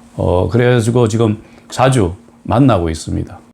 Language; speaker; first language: Korean; native; Korean